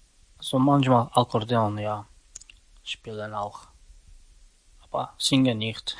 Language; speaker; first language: German; non-native, learner; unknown